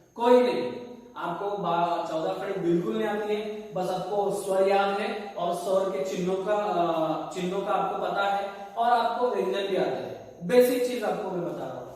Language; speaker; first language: Hindi; non-native, local second language; Urdu